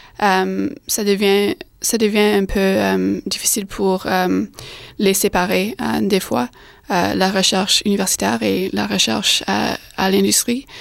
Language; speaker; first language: French; non-native, fluent; English